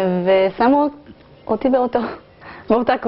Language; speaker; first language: Hebrew; early bilingual, other home language; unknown